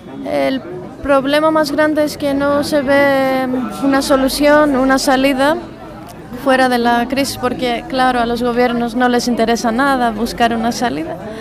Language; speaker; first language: Spanish; non-native, fluent; Greek